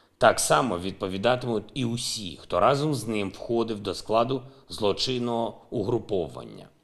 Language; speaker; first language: Ukrainian; non-native, local second language; Russian